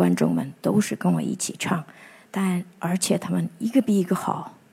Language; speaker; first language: Chinese; native; Chinese